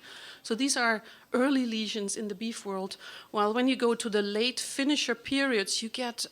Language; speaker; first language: English; non-native, fluent; German